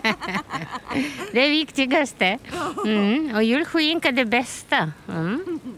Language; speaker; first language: Swedish; non-native, fluent; Russian